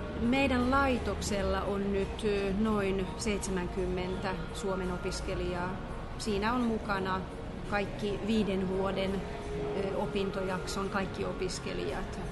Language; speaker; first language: Finnish; non-native, fluent; Hungarian